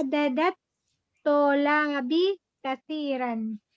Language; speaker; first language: Arabic; non-native, learner; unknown